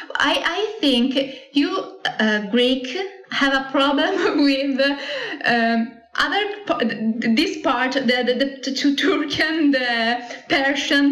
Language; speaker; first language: English; non-native, learner; Italian